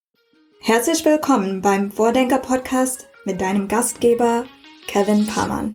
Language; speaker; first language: German; native; German